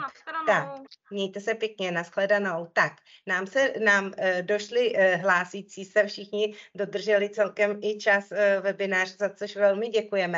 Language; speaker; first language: Czech; native; Czech